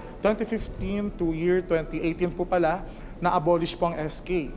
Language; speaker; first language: Filipino; native; Filipino